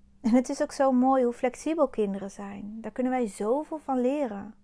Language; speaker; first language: Dutch; native; Dutch